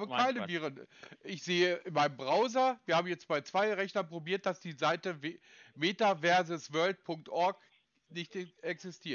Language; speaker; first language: German; native; German